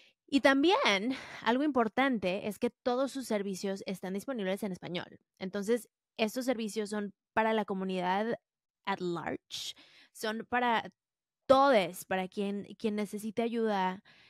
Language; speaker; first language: Spanish; early bilingual, other home language; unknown